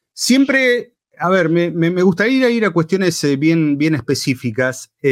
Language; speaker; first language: Spanish; native; Spanish